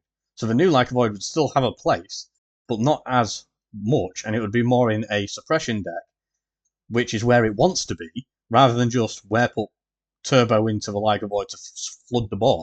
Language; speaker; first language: English; native; English